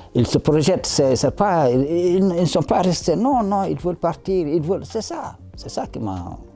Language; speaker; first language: French; non-native, local second language; Wolof